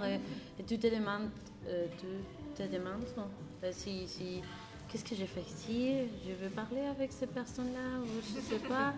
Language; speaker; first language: French; non-native, learner; Spanish